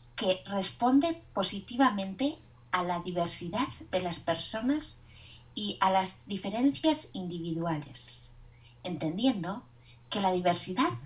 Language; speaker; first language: Spanish; native; Spanish